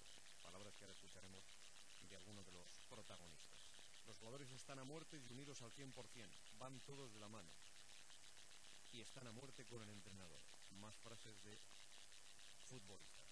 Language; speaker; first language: Spanish; native; Spanish